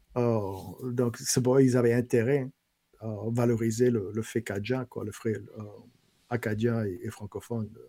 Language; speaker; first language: French; non-native, local second language; English